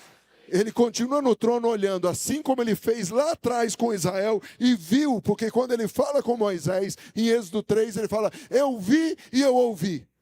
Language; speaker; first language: Portuguese; native; Portuguese